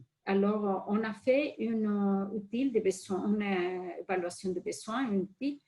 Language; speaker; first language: French; non-native, fluent; Spanish